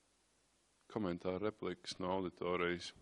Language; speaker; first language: Latvian; native; Latvian